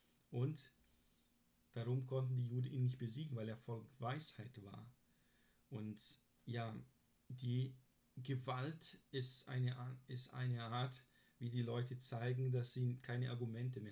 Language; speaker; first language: German; non-native, fluent; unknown